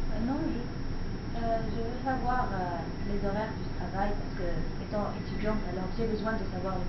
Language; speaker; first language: French; non-native, learner; Arabic